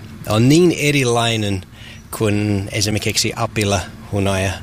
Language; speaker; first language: Finnish; non-native, learner; English